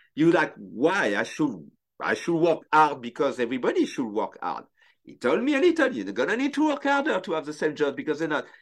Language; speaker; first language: English; non-native, fluent; French